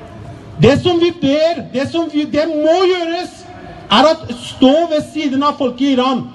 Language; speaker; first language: Norwegian; non-native, fluent; Persian